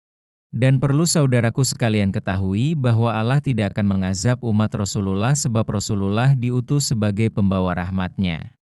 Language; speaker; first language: Indonesian; native; Indonesian